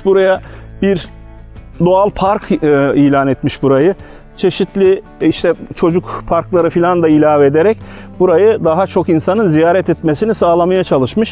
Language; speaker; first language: Turkish; native; Turkish